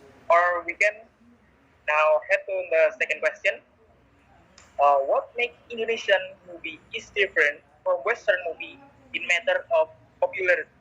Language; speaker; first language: English; non-native, learner; Indonesian